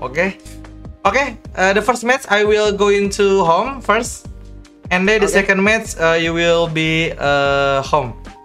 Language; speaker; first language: English; non-native, learner; Indonesian